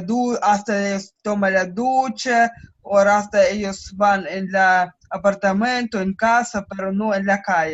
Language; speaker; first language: Spanish; non-native, learner; Russian